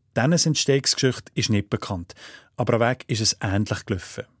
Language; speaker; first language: German; native; German